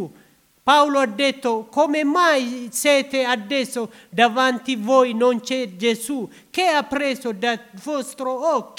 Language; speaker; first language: Italian; non-native, learner; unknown